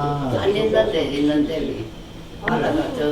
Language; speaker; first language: Korean; early bilingual, heritage; Korean